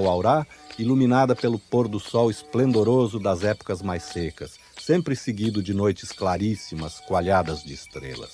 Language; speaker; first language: Portuguese; native; Portuguese